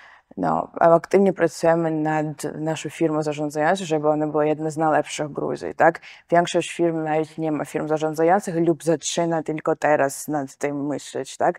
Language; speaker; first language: Polish; non-native, fluent; Georgian